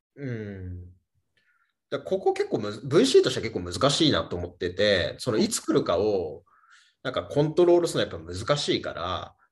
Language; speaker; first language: Japanese; native; Japanese